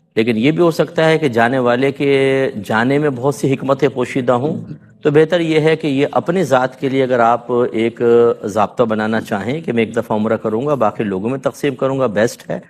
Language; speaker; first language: Urdu; native; Urdu